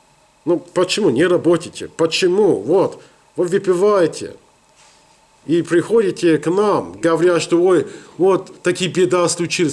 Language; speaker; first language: Russian; non-native, learner; English